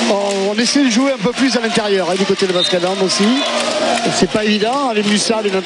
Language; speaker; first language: French; native; French